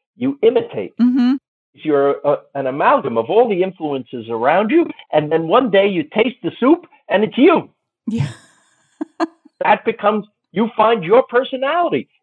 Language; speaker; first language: English; native; English